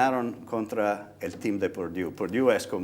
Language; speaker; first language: Spanish; non-native, fluent; Italian